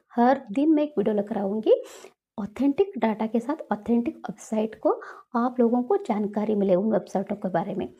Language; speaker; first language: Hindi; non-native, local second language; Kannada